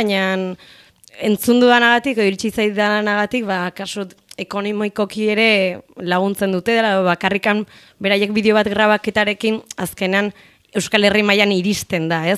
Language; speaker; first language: Basque; native; Basque